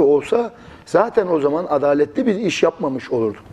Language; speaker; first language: Turkish; native; Turkish